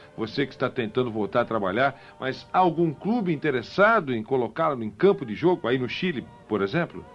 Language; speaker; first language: Portuguese; native; Portuguese